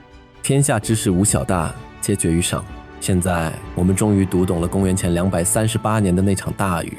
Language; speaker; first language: Chinese; native; Chinese